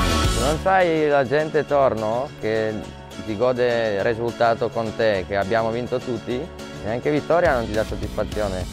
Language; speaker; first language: Italian; non-native, learner; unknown